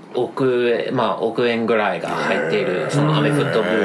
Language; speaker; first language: Japanese; non-native, fluent; English